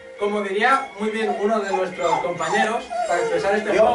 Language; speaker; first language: Spanish; native; Spanish